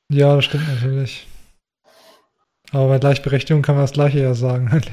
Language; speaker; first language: German; native; German